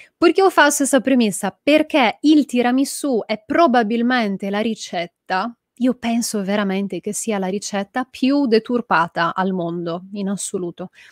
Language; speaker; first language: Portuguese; non-native, fluent; Italian